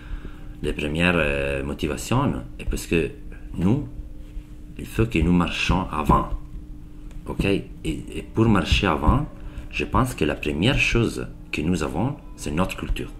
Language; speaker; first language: French; non-native, learner; Italian